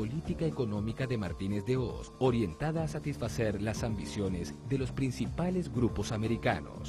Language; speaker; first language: Spanish; native; Spanish